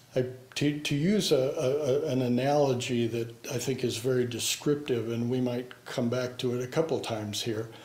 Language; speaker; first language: English; native; English